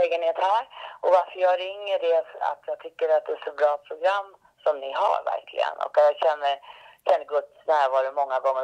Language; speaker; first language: Swedish; native; Swedish